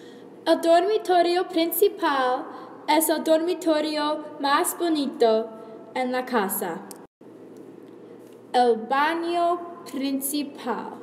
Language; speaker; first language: Spanish; non-native, learner; English